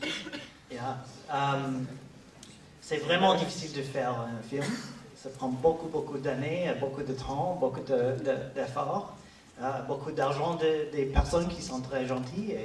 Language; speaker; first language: French; non-native, fluent; English